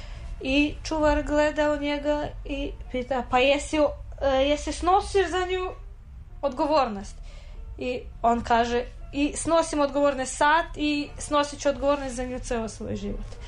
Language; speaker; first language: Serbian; non-native, fluent; Russian